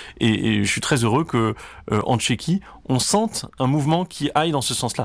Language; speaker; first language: French; native; French